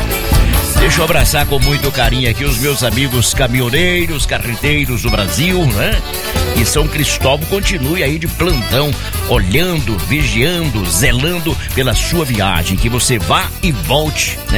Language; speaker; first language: Portuguese; native; Portuguese